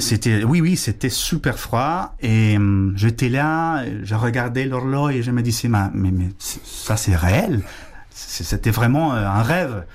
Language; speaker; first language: French; non-native, fluent; Spanish